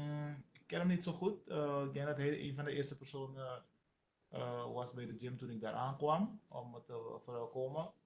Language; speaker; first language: Dutch; non-native, local second language; Sranan Tongo